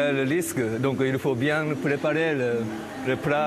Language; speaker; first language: French; non-native, learner; Japanese